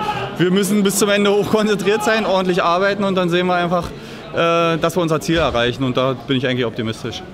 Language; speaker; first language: German; native; German